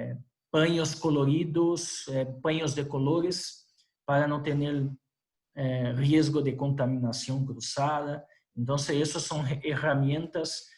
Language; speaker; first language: Spanish; non-native, fluent; Portuguese